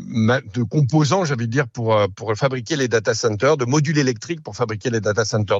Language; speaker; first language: French; native; French